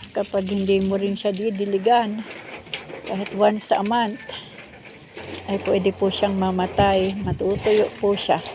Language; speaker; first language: Filipino; non-native, local second language; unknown